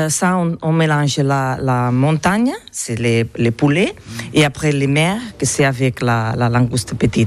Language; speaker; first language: French; non-native, learner; Catalan